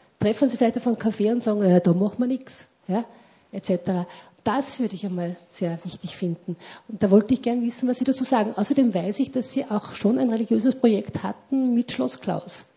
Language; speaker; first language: German; native; German